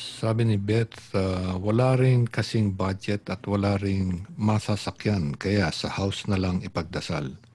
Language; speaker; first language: Filipino; native; Filipino